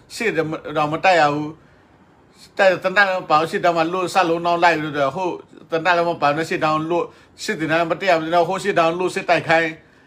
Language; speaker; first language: Burmese; non-native, local second language; S'gaw Karen